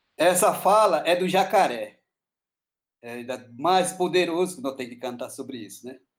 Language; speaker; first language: Portuguese; non-native, local second language; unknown